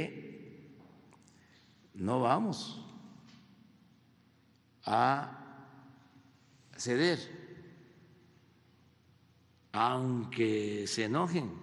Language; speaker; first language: Spanish; native; Spanish